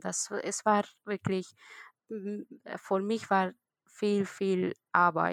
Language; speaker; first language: German; non-native, learner; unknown